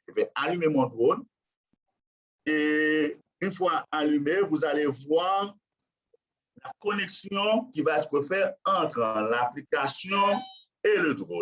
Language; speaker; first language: French; non-native, local second language; Haitian Creole